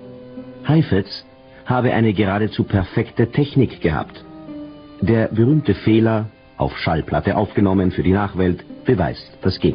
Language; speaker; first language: German; native; German